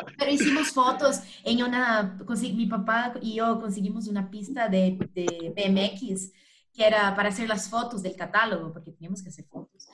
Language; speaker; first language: Spanish; non-native, fluent; Portuguese